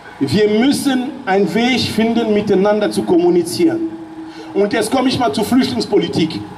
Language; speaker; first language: German; early bilingual, other home language; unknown